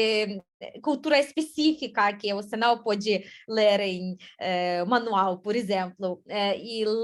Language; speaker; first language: Portuguese; non-native, fluent; Ukrainian